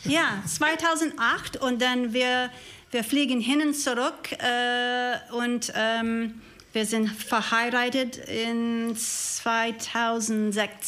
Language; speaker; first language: German; non-native, learner; English